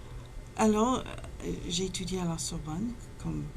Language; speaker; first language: French; non-native, fluent; English